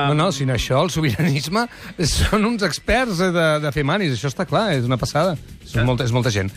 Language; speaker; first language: Catalan; native; Catalan